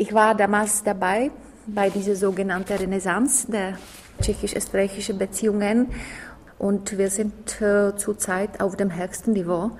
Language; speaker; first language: German; non-native, fluent; Czech